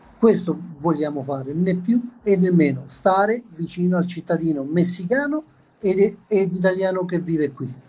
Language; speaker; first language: Italian; native; Italian